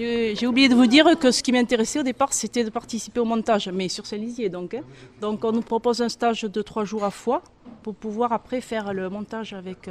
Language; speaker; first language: French; native; French